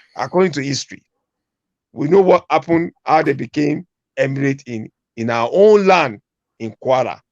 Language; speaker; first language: English; non-native, local second language; Yoruba